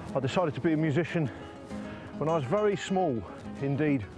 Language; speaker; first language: English; native; English